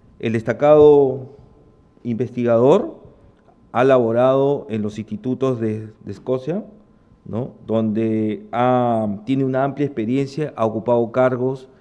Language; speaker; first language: Spanish; native; Spanish